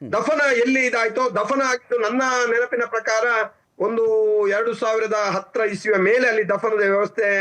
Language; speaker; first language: Kannada; native; Kannada